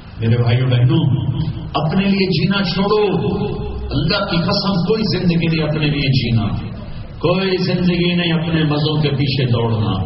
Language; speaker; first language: Urdu; non-native, local second language; Punjabi